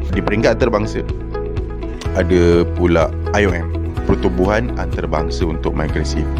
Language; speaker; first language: Malay; native; Malay